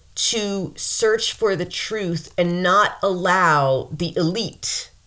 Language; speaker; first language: English; native; English